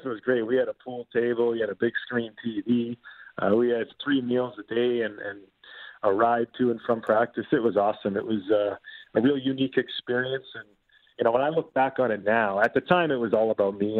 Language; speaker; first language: English; native; English